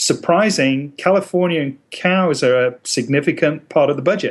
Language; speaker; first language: English; native; English